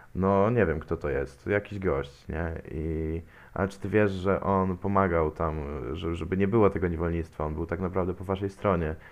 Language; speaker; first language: Polish; native; Polish